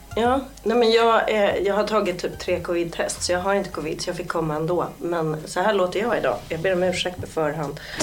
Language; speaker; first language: Swedish; early bilingual, other home language; Polish